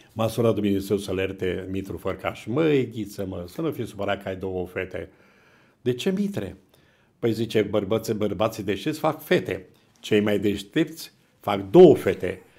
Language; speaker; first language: Romanian; native; Romanian